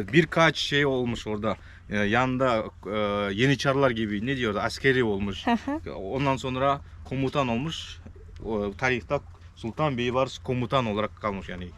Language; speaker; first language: Turkish; non-native, learner; Kazakh